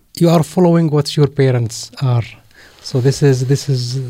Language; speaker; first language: English; non-native, fluent; Arabic